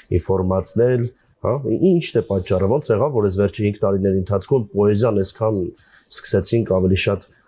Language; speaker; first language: Armenian; native; Armenian